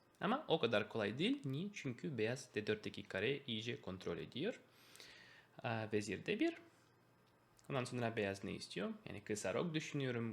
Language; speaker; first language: Turkish; non-native, fluent; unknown